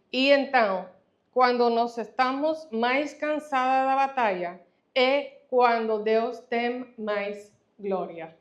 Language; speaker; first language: Portuguese; non-native, fluent; Spanish